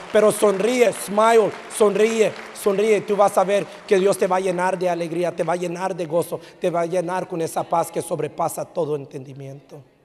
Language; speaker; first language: Spanish; early bilingual, heritage; Spanish